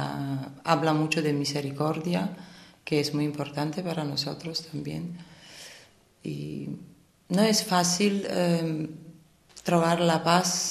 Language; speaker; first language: Spanish; non-native, fluent; Armenian